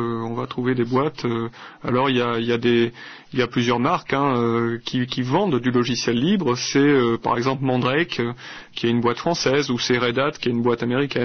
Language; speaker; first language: French; native; French